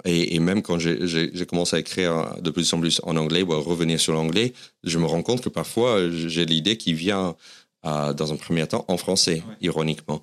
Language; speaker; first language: French; non-native, fluent; English